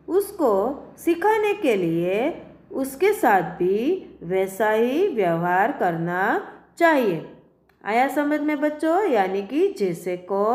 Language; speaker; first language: Hindi; non-native, local second language; Gujarati